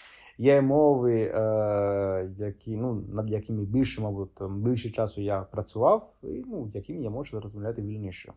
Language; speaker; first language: Ukrainian; non-native, fluent; Italian